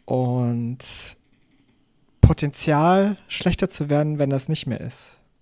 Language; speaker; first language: German; native; German